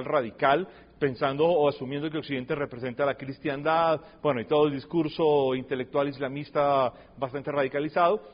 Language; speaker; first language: Spanish; native; Spanish